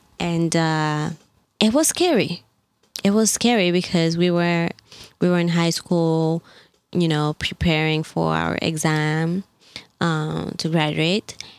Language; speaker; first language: English; non-native, fluent; French